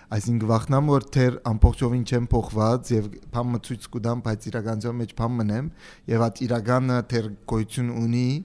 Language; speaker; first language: Armenian; early bilingual, heritage; Armenian